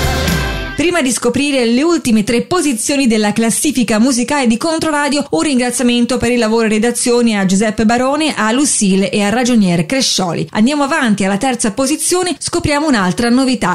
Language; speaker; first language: Italian; native; Italian